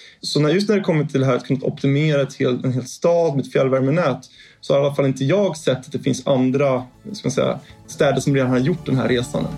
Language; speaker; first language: Swedish; native; Swedish